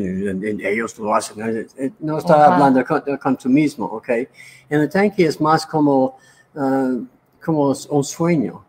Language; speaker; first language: Spanish; non-native, learner; English